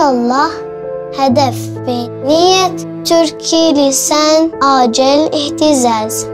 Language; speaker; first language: Turkish; non-native, learner; Arabic